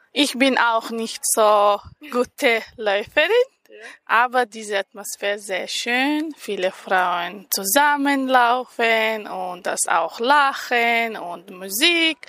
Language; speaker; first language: German; non-native, learner; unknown